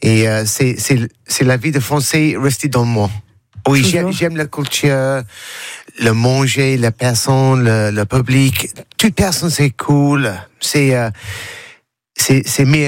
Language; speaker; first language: French; non-native, learner; English